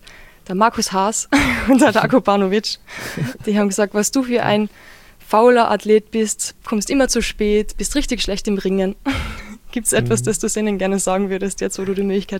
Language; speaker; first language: German; native; German